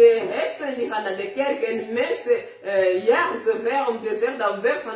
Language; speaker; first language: Dutch; non-native, learner; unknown